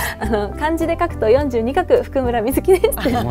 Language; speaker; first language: Japanese; native; Japanese